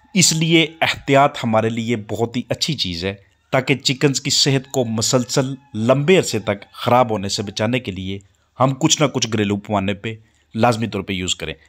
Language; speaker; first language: Urdu; non-native, local second language; Punjabi